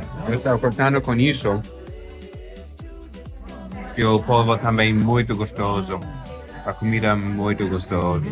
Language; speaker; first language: Portuguese; non-native, fluent; English